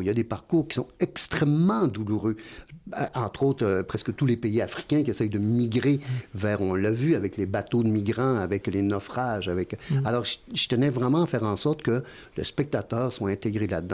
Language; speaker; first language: French; native; French